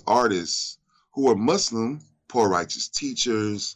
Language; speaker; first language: English; native; English